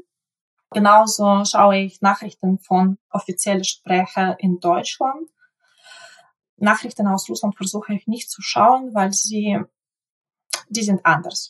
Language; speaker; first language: German; non-native, fluent; Ukrainian